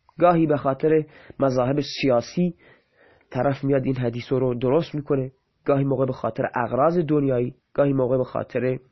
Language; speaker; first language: Persian; non-native, local second language; Baluchi